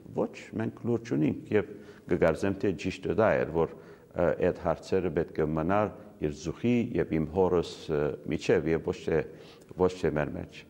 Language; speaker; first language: Armenian; early bilingual, heritage; Armenian